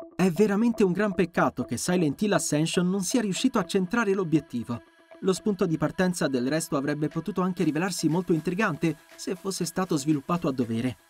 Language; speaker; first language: Italian; native; Italian